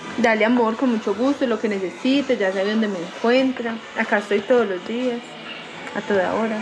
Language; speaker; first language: Spanish; native; Spanish